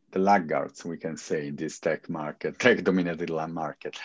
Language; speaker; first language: English; non-native, fluent; Italian